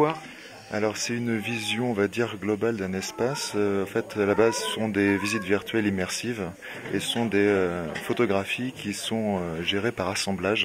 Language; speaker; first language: French; native; French